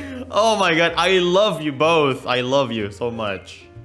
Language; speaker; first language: English; non-native, fluent; Indonesian